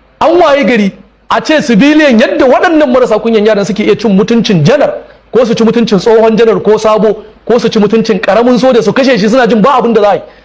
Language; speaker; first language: Hausa; native; Hausa